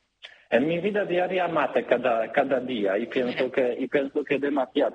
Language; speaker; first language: Spanish; non-native, learner; Polish